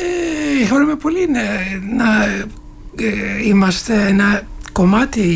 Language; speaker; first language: Greek; non-native, learner; Turkish